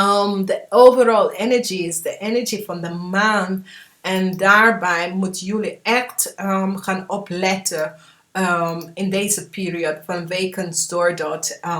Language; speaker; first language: Dutch; non-native, fluent; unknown